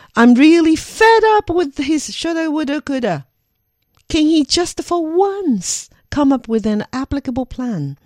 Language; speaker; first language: English; non-native, fluent; Chinese